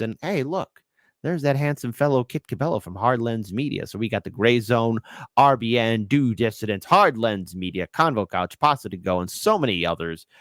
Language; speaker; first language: English; native; English